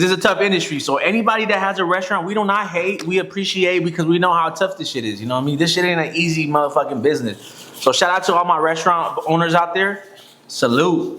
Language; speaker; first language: English; native; English